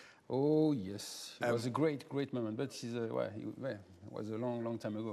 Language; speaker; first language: English; non-native, fluent; French